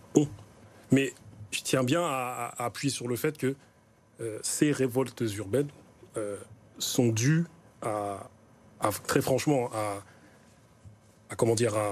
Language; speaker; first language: French; native; French